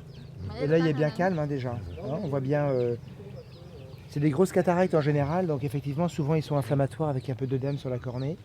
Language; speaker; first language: French; native; French